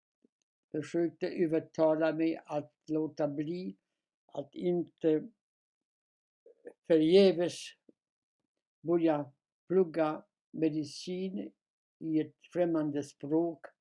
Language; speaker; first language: Swedish; non-native, fluent; Polish